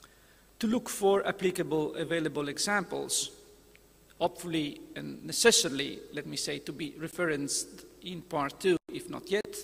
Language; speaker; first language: English; non-native, fluent; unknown